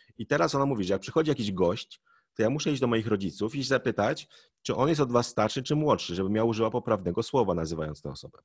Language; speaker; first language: Polish; native; Polish